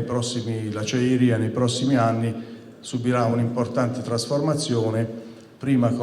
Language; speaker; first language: Italian; native; Italian